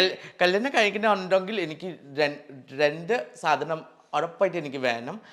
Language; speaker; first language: Malayalam; non-native, fluent; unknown